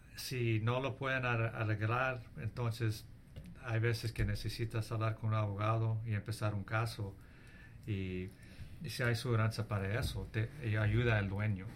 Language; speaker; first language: Spanish; early bilingual, heritage; English